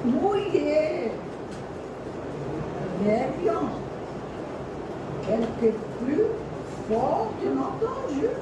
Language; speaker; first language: French; non-native, learner; Portuguese